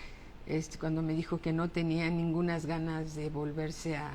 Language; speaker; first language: Spanish; native; Spanish